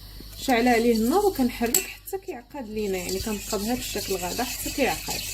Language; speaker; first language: Arabic; native; Arabic